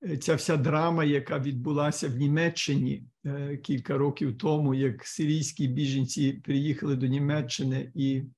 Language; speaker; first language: Ukrainian; early bilingual, heritage; Ukrainian